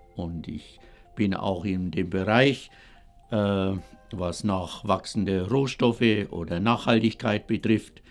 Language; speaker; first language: German; native; German